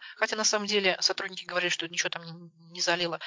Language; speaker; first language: Russian; native; Russian